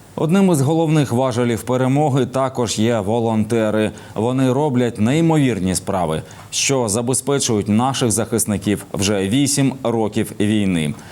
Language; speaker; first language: Ukrainian; native; Ukrainian